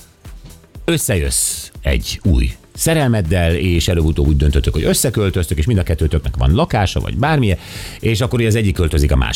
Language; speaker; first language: Hungarian; native; Hungarian